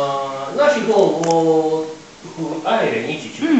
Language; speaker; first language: Chinese; non-native, learner; Japanese